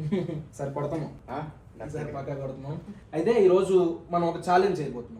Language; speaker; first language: Telugu; native; Telugu